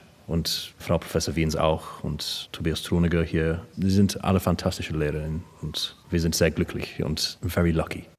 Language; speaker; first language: German; non-native, learner; English